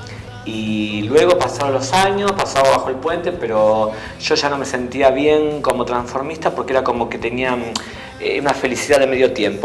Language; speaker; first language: Spanish; native; Spanish